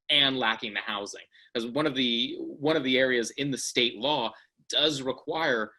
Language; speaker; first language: English; native; English